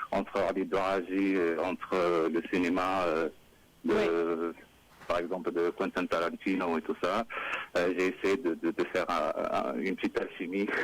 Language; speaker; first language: French; non-native, local second language; Arabic